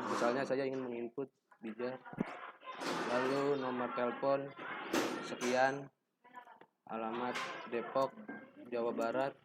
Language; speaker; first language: Indonesian; native; Indonesian